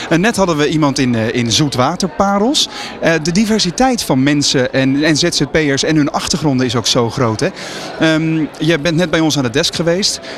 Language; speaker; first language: Dutch; native; Dutch